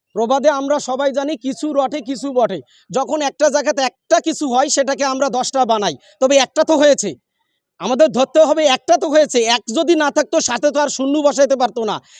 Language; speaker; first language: Bangla; native; Bangla